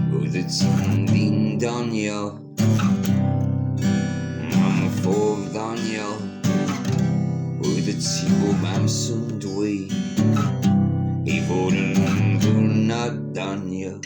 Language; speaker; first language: Welsh; non-native, learner; English